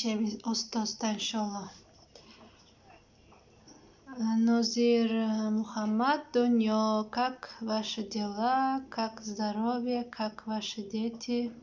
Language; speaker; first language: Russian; non-native, learner; Tajik